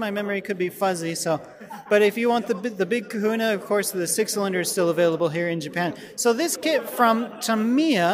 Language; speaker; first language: English; native; English